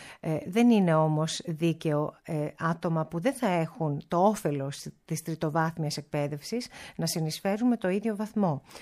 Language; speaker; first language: Greek; early bilingual, heritage; Greek